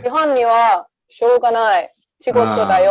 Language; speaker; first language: Japanese; non-native, learner; Danish